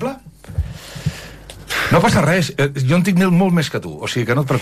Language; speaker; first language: Catalan; native; Catalan